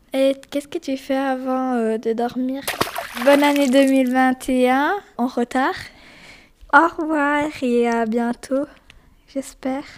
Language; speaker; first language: French; early bilingual, other home language; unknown